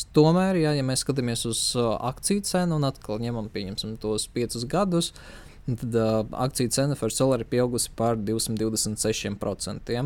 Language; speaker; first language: Latvian; non-native, local second language; Russian